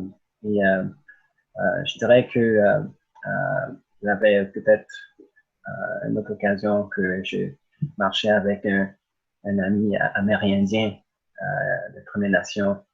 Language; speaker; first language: French; early bilingual, other home language; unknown